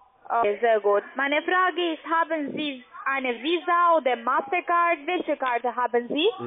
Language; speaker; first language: German; non-native, learner; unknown